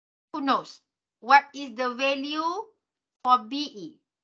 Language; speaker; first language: English; non-native, local second language; Malay